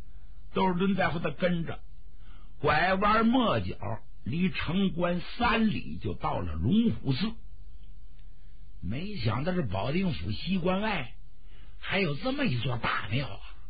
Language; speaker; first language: Chinese; native; Chinese